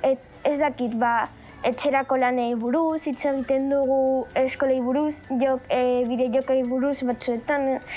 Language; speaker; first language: Basque; non-native, local second language; Spanish